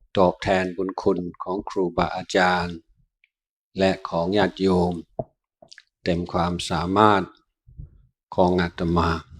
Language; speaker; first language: Thai; non-native, fluent; English